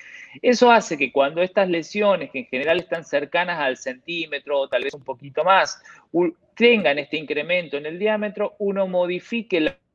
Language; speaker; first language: Spanish; native; Spanish